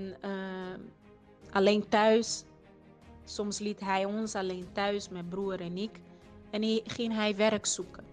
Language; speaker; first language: Dutch; non-native, fluent; Portuguese